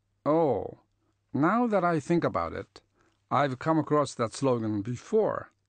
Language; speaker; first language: English; non-native, fluent; Japanese